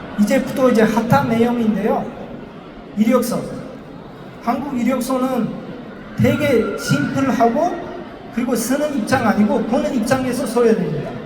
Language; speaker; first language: Korean; non-native, fluent; Uzbek